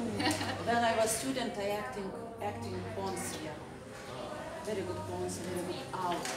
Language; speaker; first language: English; non-native, learner; Lithuanian